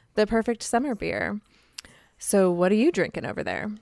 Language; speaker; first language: English; native; English